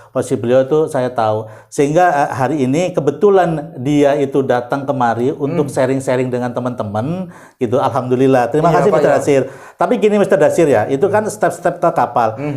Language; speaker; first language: Indonesian; native; Indonesian